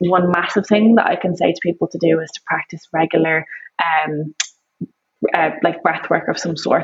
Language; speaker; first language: English; native; English